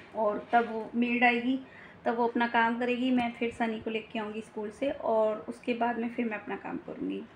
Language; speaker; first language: Hindi; native; Hindi